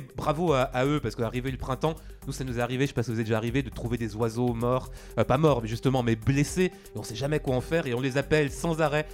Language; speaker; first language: French; native; French